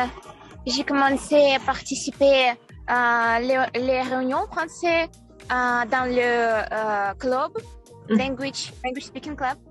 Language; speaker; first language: French; non-native, learner; Russian